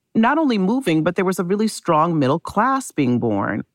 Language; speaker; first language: English; native; English